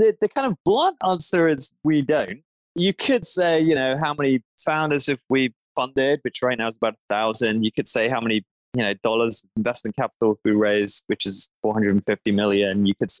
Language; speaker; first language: English; native; English